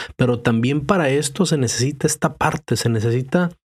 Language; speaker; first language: Spanish; native; Spanish